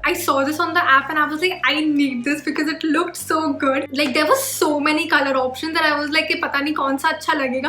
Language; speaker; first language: English; non-native, local second language; Hindi